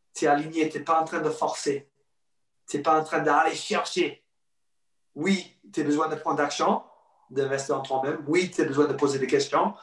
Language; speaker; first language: French; non-native, fluent; English